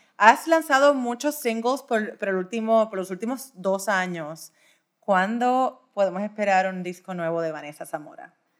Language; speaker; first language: Spanish; early bilingual, heritage; Spanish